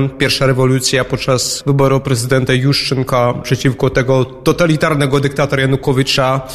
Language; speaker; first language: Polish; non-native, fluent; Ukrainian